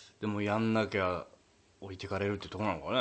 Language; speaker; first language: Japanese; native; Japanese